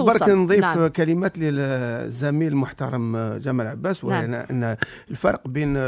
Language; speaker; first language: Arabic; native; Arabic